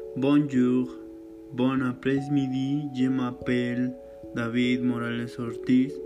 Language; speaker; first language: French; non-native, learner; Spanish